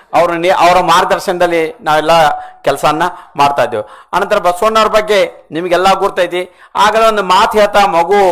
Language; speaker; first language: Kannada; native; Kannada